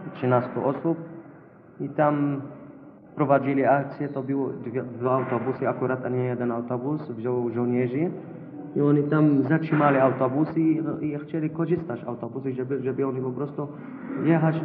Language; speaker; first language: Polish; non-native, fluent; Arabic